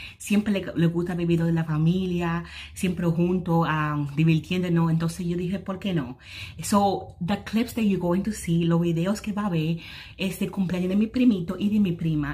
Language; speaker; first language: Spanish; native; Spanish